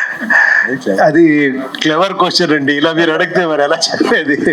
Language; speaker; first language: Telugu; non-native, local second language; Kannada